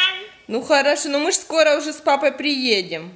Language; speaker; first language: Russian; native; Russian